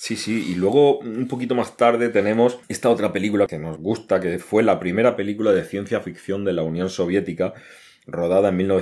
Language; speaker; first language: Spanish; native; Spanish